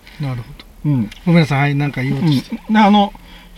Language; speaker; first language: Japanese; native; Japanese